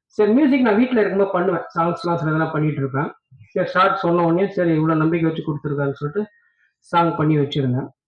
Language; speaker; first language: Tamil; native; Tamil